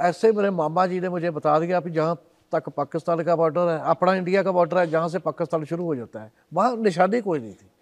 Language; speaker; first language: Hindi; non-native, local second language; Punjabi